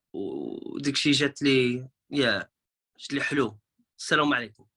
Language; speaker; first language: Arabic; early bilingual, heritage; Arabic